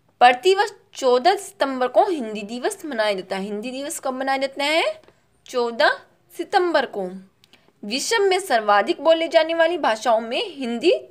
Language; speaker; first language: Hindi; native; Hindi